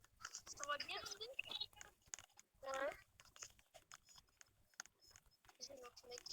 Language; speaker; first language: French; native; French